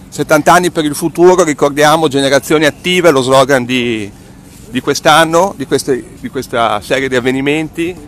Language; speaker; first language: Italian; native; Italian